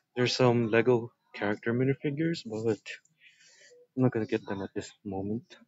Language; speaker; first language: English; native; English